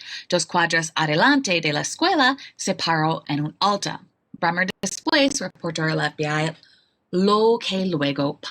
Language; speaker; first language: Spanish; non-native, fluent; English